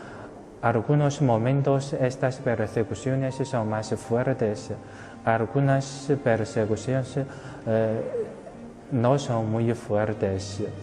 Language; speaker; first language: Spanish; non-native, fluent; Chinese